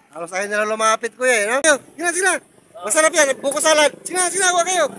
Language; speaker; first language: Filipino; native; Filipino